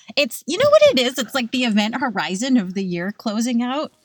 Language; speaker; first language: English; native; English